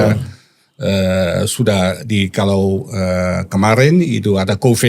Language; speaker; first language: Indonesian; non-native, learner; Dutch